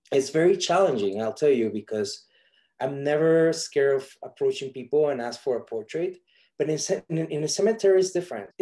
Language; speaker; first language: English; non-native, fluent; Spanish